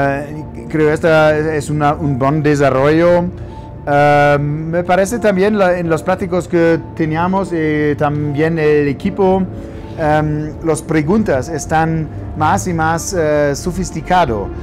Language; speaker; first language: Spanish; non-native, fluent; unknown